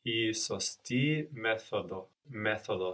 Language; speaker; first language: Greek; non-native, learner; English